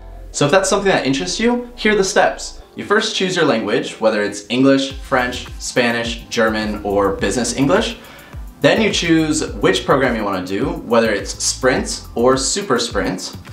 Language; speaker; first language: English; native; English